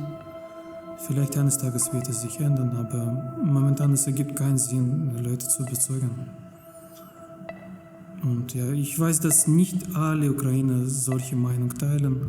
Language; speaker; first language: German; non-native, fluent; Russian